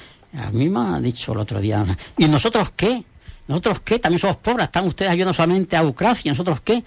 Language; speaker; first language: Spanish; native; Spanish